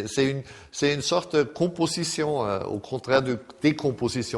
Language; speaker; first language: French; non-native, fluent; German